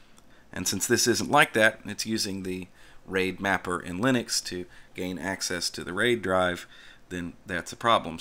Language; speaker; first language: English; native; English